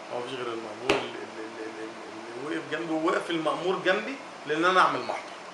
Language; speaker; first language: Arabic; native; Arabic